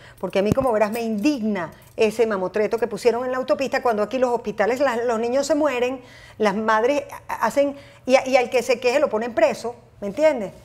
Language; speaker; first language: Spanish; native; Spanish